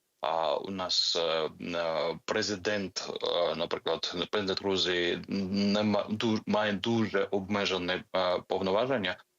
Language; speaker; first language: Ukrainian; non-native, fluent; Georgian